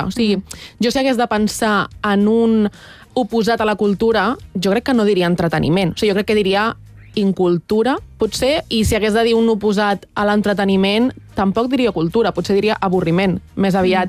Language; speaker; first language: Catalan; native; Catalan